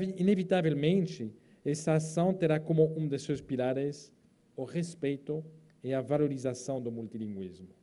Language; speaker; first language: Portuguese; non-native, fluent; French